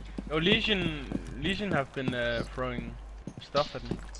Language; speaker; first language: English; non-native, fluent; Danish